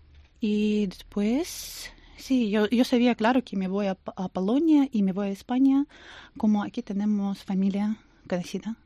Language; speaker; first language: Spanish; non-native, learner; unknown